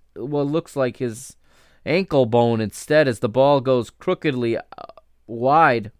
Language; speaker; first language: English; native; English